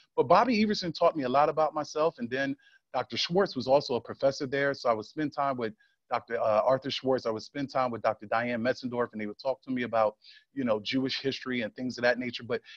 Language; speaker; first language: English; native; English